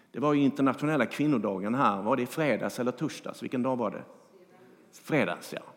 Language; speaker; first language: Swedish; native; Swedish